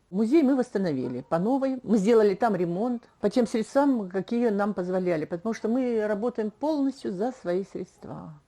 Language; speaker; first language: Russian; non-native, local second language; Chuvash